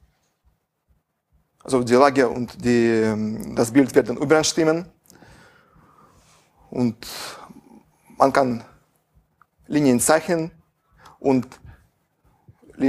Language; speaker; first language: German; non-native, fluent; Russian